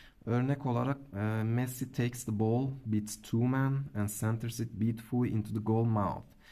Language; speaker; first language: English; non-native, fluent; Turkish